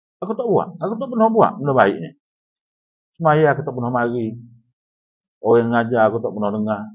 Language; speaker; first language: Malay; native; Malay